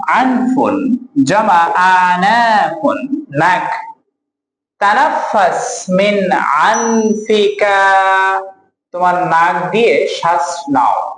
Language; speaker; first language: Bangla; native; Bangla